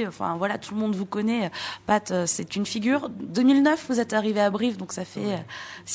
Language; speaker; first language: French; native; French